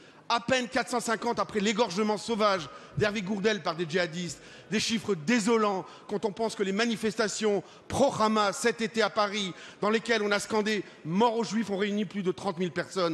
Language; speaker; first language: French; native; French